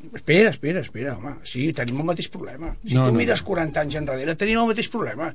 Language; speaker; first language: Catalan; non-native, local second language; Spanish